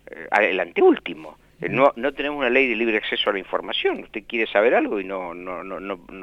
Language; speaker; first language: Spanish; native; Spanish